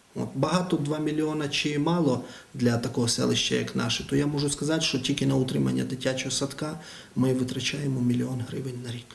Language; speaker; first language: Ukrainian; native; Ukrainian